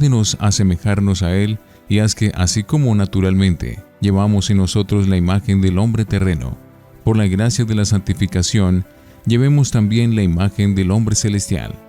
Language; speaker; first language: Spanish; native; Spanish